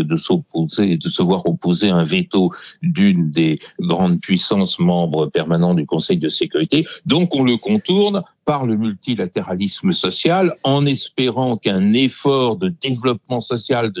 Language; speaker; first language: French; native; French